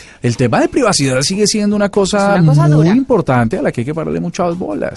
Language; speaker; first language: Spanish; native; Spanish